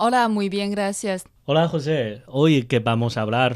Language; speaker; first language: Spanish; non-native, fluent; Chinese